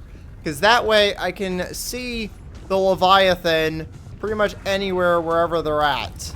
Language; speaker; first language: English; native; English